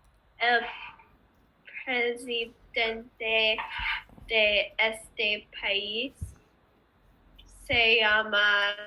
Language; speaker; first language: Spanish; non-native, learner; English